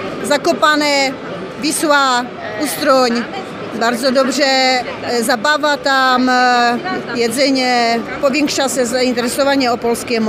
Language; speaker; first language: Polish; non-native, learner; Czech